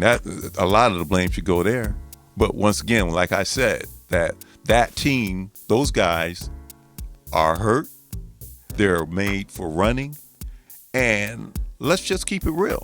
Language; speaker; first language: English; native; English